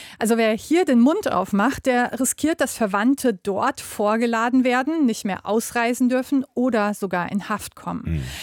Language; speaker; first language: German; native; German